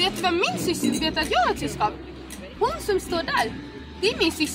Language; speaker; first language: Swedish; early bilingual, other home language; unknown